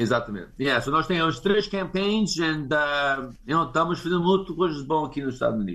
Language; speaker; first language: Portuguese; early bilingual, heritage; English